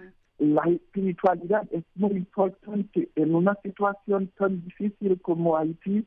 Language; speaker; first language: Spanish; non-native, fluent; Haitian Creole